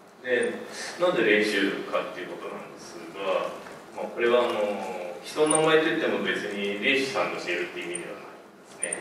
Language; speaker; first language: Japanese; native; Japanese